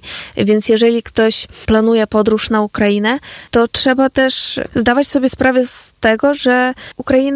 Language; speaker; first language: Polish; non-native, fluent; Ukrainian